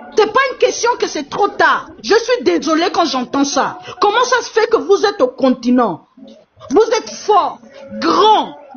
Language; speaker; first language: French; non-native, fluent; Portuguese